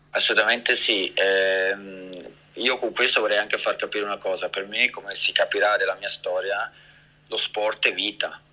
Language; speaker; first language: Italian; early bilingual, heritage; Italian